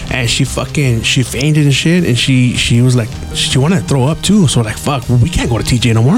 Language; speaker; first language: English; early bilingual, other home language; Spanish